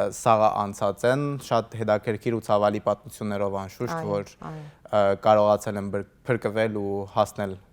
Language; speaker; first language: Armenian; early bilingual, heritage; Armenian